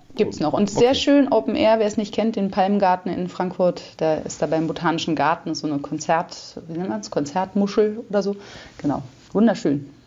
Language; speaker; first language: German; native; German